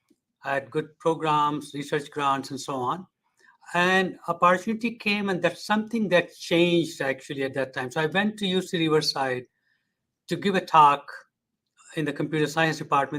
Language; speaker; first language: English; non-native, fluent; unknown